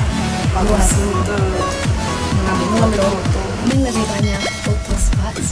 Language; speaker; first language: Indonesian; non-native, learner; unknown